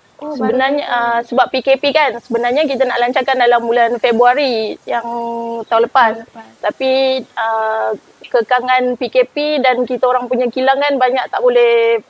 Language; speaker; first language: Malay; native; Malay